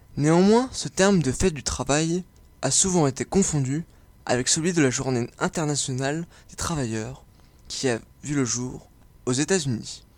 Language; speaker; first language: French; native; French